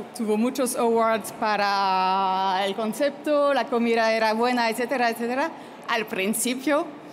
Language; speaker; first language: Spanish; non-native, fluent; French